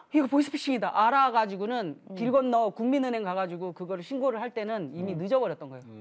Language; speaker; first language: Korean; native; Korean